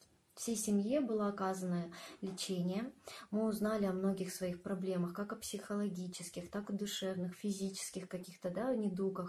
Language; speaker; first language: Russian; native; Russian